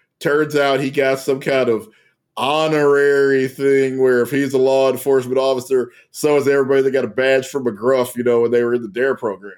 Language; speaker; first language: English; native; English